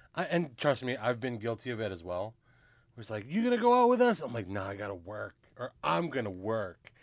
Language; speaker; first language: English; early bilingual, other home language; Filipino